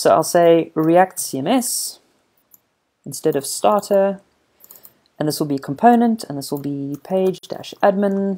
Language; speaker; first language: English; native; English